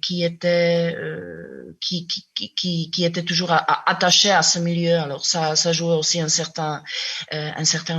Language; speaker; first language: French; non-native, fluent; Czech